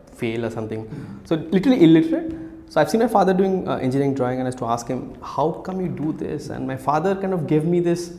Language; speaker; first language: English; non-native, local second language; Odia